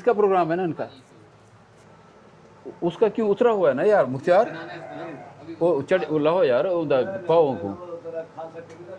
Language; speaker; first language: Hindi; non-native, local second language; Punjabi